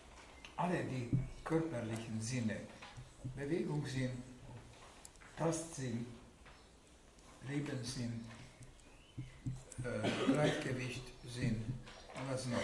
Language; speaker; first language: German; non-native, fluent; Hungarian